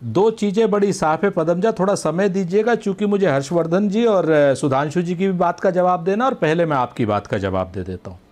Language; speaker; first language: Hindi; native; Hindi